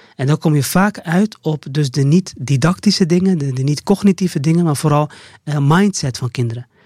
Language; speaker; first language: Dutch; early bilingual, other home language; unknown